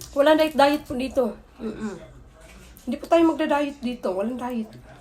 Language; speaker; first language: Filipino; non-native, local second language; Cebuano